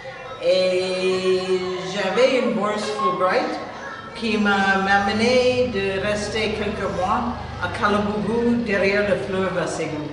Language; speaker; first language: French; non-native, fluent; English